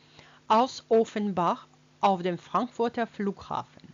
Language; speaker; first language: German; non-native, fluent; Russian